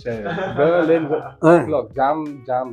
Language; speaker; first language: Indonesian; non-native, learner; German